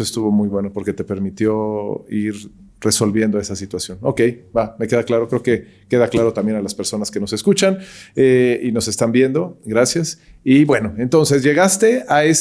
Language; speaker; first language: Spanish; native; Spanish